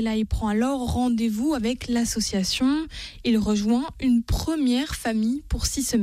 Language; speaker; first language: French; native; French